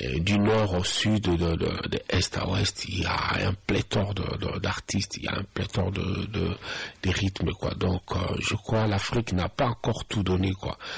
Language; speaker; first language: French; non-native, local second language; Lingala